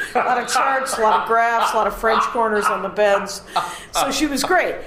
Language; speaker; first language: English; native; English